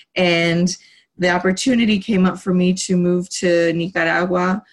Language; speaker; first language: English; early bilingual, other home language; Spanish